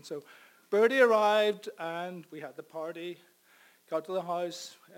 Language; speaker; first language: English; native; English